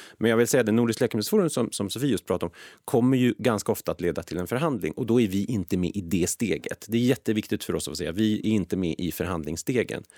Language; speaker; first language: Swedish; native; Swedish